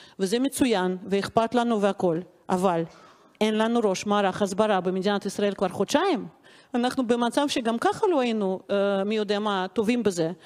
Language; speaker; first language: Hebrew; non-native, fluent; Russian